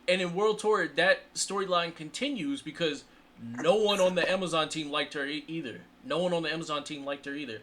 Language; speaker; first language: English; native; English